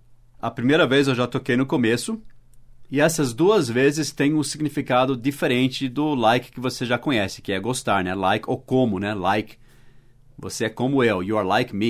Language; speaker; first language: Portuguese; early bilingual, other home language; English